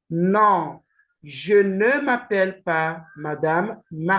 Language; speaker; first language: French; non-native, learner; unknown